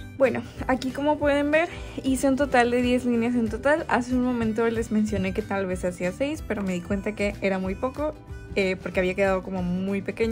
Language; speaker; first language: Spanish; native; Spanish